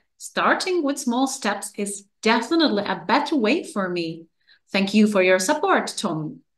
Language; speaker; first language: English; non-native, fluent; Czech